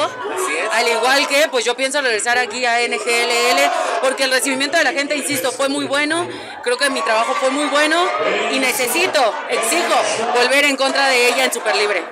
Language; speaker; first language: Spanish; native; Spanish